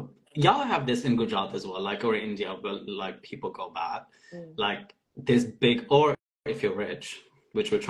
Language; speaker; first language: English; non-native, local second language; Urdu